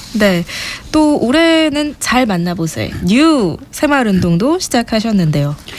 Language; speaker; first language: Korean; native; Korean